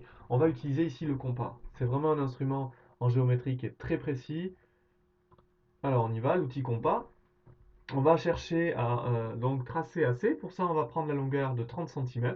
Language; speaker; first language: French; native; French